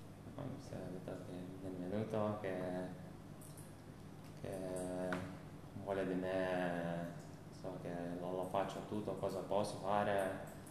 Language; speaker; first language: Italian; non-native, learner; Lithuanian